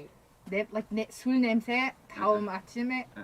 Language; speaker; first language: Korean; non-native, learner; English